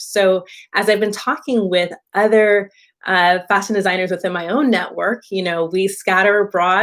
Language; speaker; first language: English; native; English